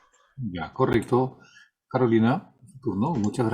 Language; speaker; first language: Spanish; native; Spanish